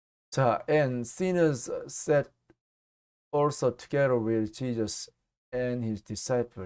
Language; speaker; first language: English; non-native, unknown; Korean